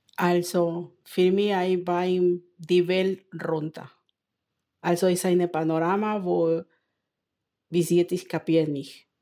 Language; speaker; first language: German; non-native, learner; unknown